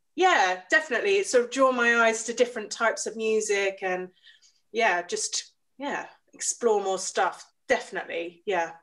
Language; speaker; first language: English; native; English